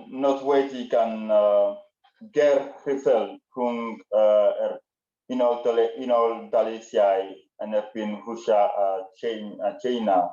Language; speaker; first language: Welsh; non-native, learner; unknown